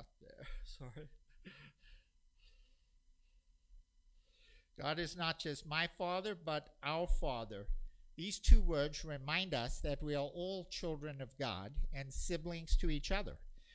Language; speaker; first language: English; native; English